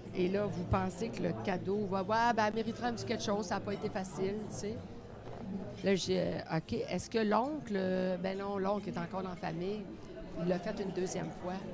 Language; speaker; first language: French; native; French